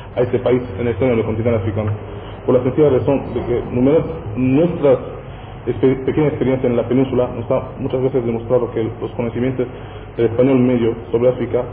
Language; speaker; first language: Spanish; non-native, fluent; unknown